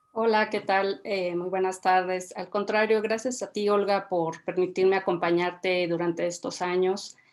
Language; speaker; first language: Spanish; native; Spanish